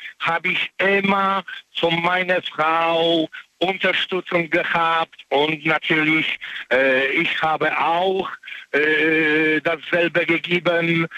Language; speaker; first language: German; non-native, learner; Polish